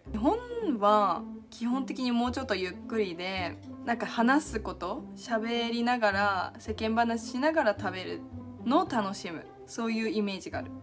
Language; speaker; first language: Japanese; native; Japanese